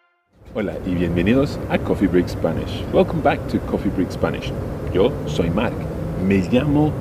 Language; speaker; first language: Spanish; non-native, fluent; English